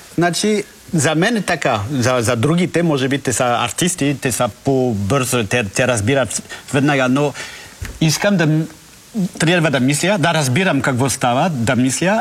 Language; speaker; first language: Bulgarian; non-native, learner; French